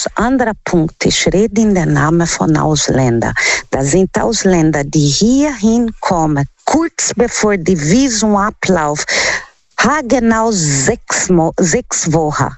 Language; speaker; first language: German; non-native, fluent; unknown